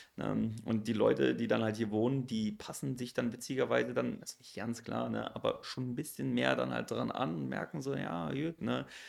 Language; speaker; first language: German; native; German